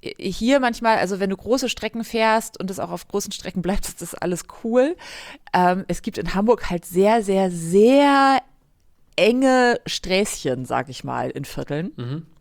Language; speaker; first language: German; native; German